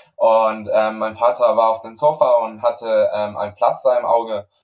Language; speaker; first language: German; non-native, fluent; Spanish